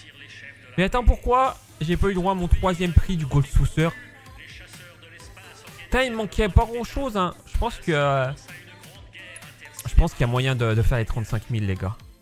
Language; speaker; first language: French; native; French